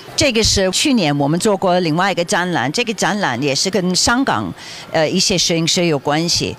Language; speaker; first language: Chinese; non-native, fluent; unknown